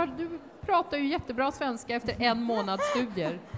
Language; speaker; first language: Swedish; native; Swedish